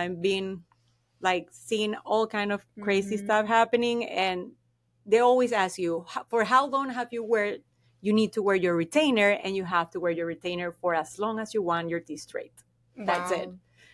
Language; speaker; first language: English; non-native, fluent; Spanish